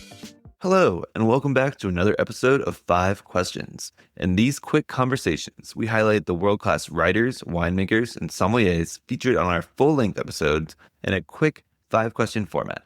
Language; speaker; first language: English; native; English